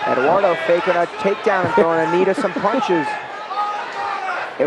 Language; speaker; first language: English; native; English